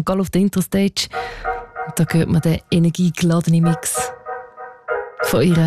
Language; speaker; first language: German; native; German